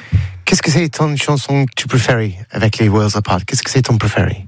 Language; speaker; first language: French; non-native, learner; English